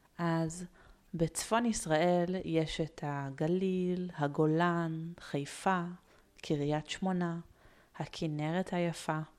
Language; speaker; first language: Hebrew; native; Hebrew